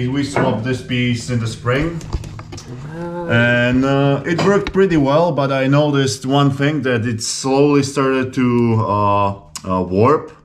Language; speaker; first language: English; non-native, fluent; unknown